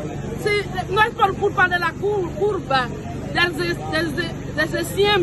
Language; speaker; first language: Spanish; non-native, fluent; Haitian Creole